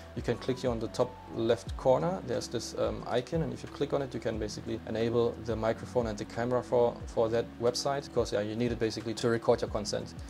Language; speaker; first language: English; non-native, fluent; German